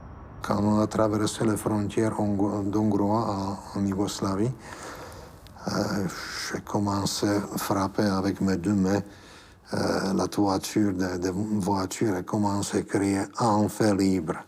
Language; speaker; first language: French; non-native, fluent; Slovak